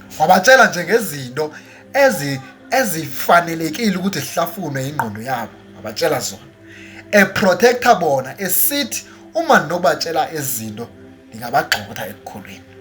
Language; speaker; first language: Zulu; non-native, local second language; Xhosa